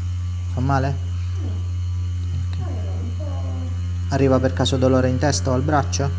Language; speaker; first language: Italian; native; Italian